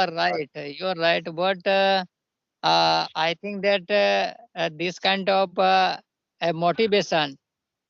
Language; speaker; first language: English; non-native, learner; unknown